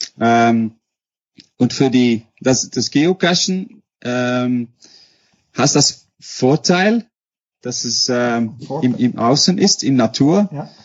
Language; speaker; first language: German; non-native, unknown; Dutch